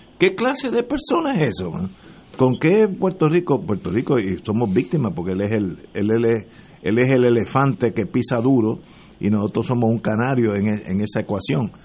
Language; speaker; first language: Spanish; early bilingual, heritage; Spanish